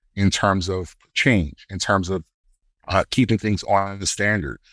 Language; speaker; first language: English; native; English